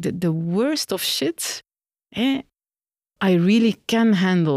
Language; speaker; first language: English; non-native, fluent; Dutch